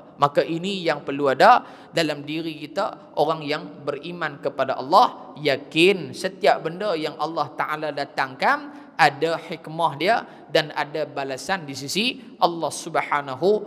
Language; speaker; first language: Malay; native; Malay